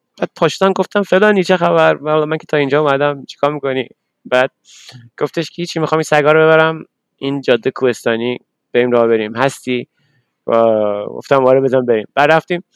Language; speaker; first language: Persian; early bilingual, other home language; English